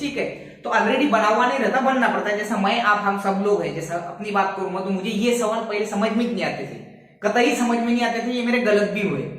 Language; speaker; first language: Hindi; native; Hindi